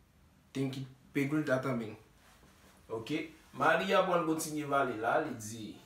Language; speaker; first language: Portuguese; non-native, learner; Haitian Creole